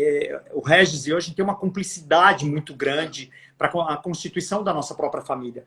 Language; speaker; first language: Portuguese; native; Portuguese